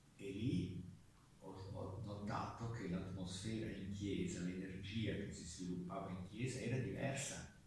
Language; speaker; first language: Italian; non-native, local second language; German